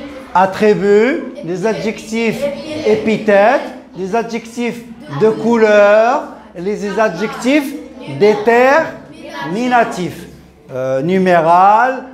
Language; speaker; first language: French; non-native, local second language; Arabic